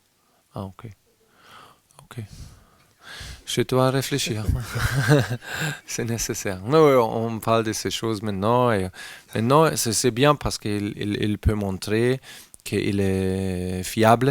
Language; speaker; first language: French; non-native, learner; German